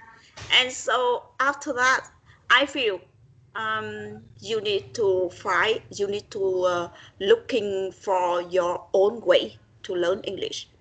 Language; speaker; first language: English; non-native, learner; Vietnamese